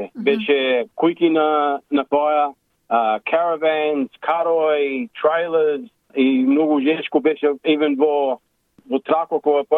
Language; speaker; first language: Macedonian; early bilingual, heritage; Macedonian